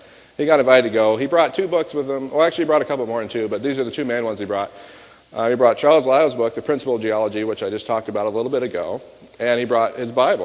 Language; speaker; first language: English; native; English